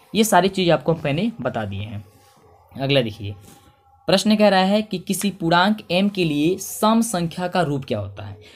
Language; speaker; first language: Hindi; native; Hindi